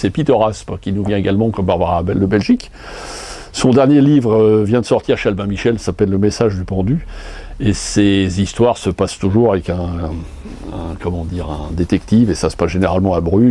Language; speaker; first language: French; native; French